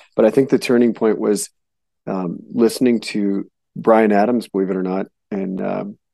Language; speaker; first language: English; native; English